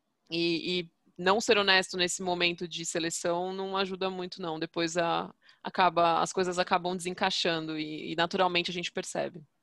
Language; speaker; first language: Portuguese; native; Portuguese